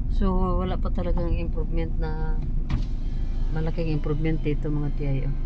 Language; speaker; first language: Filipino; non-native, local second language; Cebuano